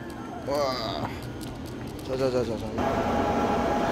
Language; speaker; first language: Korean; native; Korean